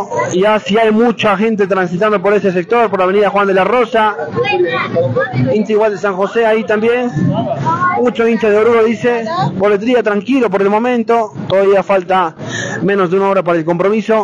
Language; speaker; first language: Spanish; native; Spanish